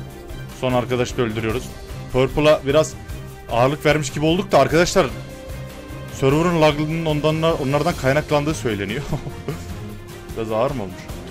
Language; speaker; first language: Turkish; native; Turkish